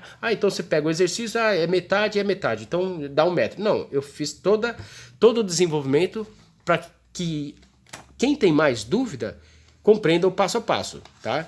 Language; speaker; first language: Portuguese; native; Portuguese